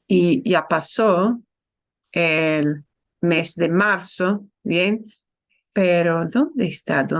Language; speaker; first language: Spanish; non-native, fluent; English